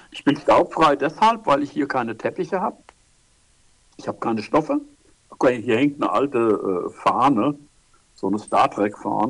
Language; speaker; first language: German; native; German